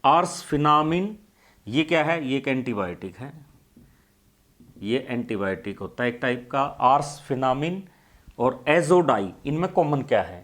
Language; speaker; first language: Hindi; native; Hindi